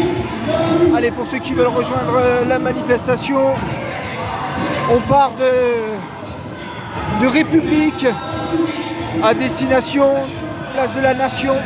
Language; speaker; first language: French; native; French